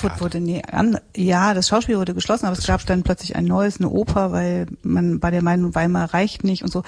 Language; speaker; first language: German; native; German